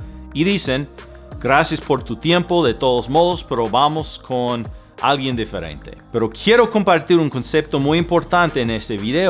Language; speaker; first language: Spanish; non-native, fluent; English